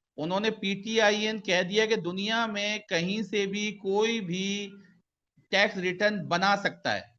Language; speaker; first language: Urdu; native; Urdu